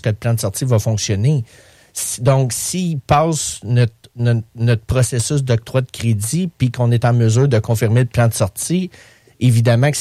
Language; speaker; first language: French; native; French